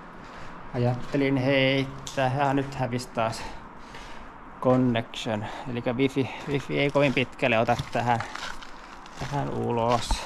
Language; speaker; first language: Finnish; native; Finnish